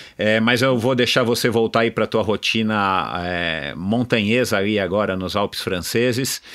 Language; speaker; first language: Portuguese; native; Portuguese